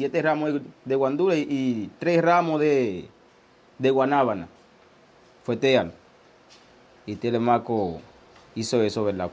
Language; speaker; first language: Spanish; early bilingual, other home language; Haitian Creole